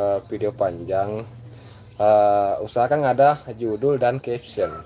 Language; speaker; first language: Indonesian; native; Indonesian